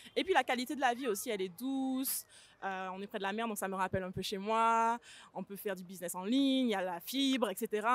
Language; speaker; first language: French; native; French